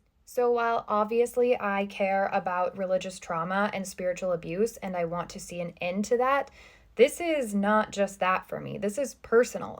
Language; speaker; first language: English; native; English